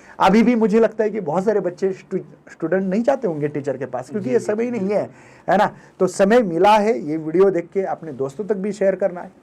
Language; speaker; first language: Hindi; non-native, local second language; Marathi